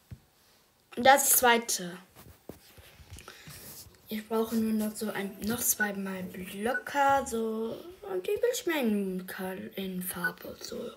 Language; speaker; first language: German; early bilingual, other home language; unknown